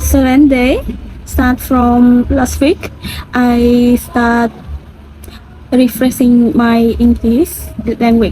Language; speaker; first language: English; non-native, learner; Khmer